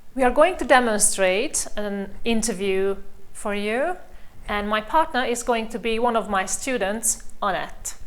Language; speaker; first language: English; non-native, fluent; Hungarian